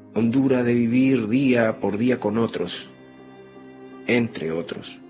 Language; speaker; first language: Spanish; native; Spanish